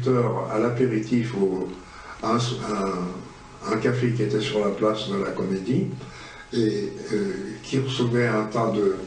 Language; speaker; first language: French; native; French